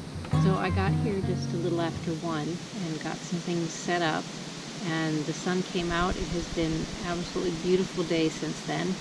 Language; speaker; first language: English; native; English